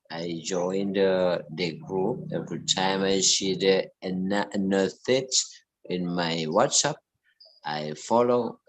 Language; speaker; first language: English; non-native, learner; Indonesian